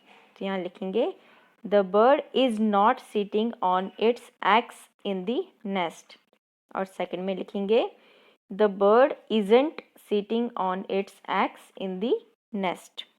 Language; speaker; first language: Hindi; non-native, local second language; Punjabi